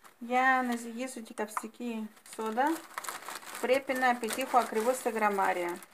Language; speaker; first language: Greek; non-native, fluent; Russian